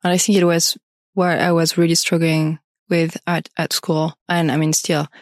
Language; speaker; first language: English; non-native, fluent; French